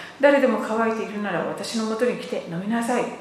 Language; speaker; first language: Japanese; native; Japanese